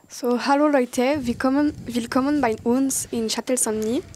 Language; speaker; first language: German; non-native, local second language; French